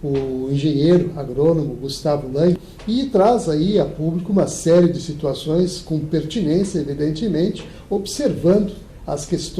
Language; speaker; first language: Portuguese; native; Portuguese